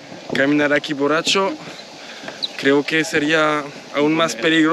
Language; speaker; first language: Spanish; non-native, learner; French